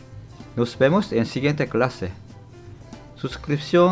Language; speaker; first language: Spanish; non-native, fluent; Korean